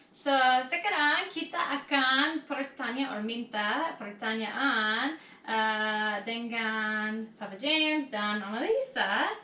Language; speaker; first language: Indonesian; non-native, learner; English